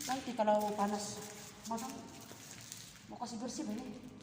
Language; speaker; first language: Indonesian; non-native, learner; Cebuano